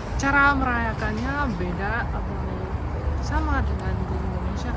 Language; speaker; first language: Indonesian; non-native, fluent; Chinese